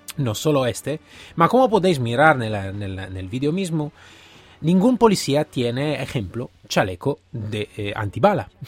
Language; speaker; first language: Spanish; non-native, fluent; Italian